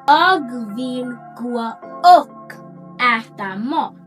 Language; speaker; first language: Swedish; non-native, learner; English